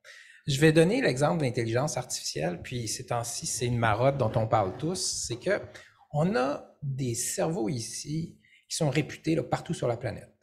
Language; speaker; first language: French; native; French